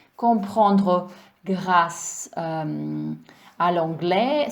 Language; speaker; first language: French; non-native, fluent; Czech